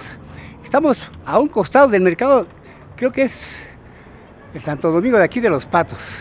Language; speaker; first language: Spanish; native; Spanish